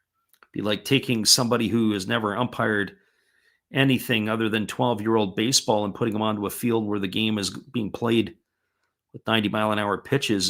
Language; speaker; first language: English; native; English